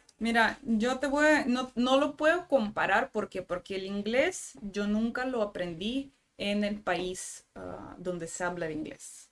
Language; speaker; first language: Spanish; non-native, fluent; Russian